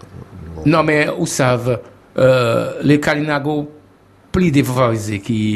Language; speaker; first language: French; non-native, local second language; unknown